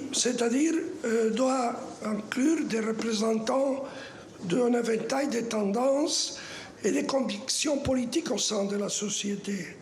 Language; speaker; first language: French; non-native, fluent; Spanish